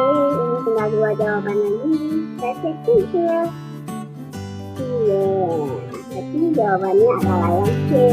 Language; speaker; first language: Indonesian; native; Indonesian